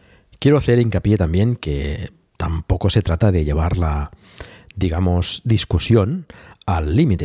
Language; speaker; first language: Spanish; native; Spanish